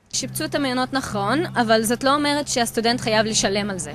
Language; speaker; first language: Hebrew; native; Hebrew